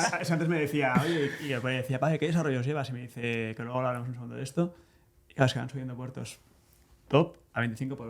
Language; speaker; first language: Spanish; native; Spanish